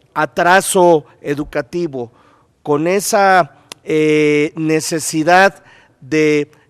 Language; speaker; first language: Spanish; native; Spanish